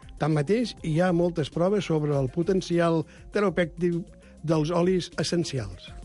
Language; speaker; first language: Catalan; native; Catalan